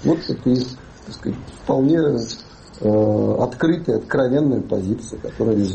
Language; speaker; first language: Russian; native; Russian